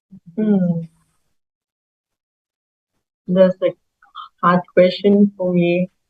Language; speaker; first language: English; non-native, learner; Thai